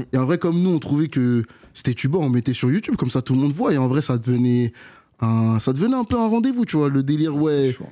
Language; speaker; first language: French; native; French